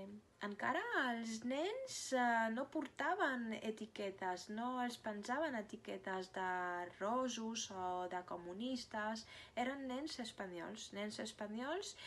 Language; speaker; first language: Catalan; non-native, fluent; Russian